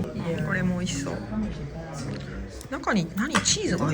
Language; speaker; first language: Japanese; native; Japanese